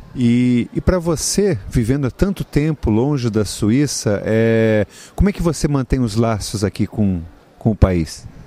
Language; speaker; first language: Portuguese; native; Portuguese